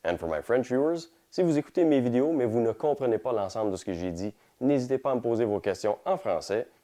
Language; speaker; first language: French; non-native, local second language; English